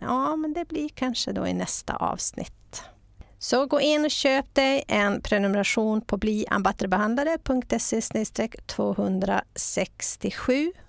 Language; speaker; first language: Swedish; native; Swedish